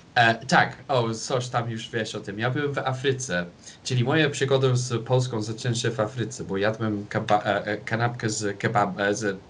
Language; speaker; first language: Polish; non-native, fluent; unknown